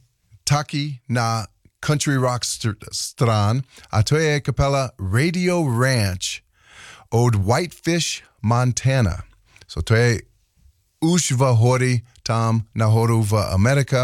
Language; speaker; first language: Czech; non-native, learner; English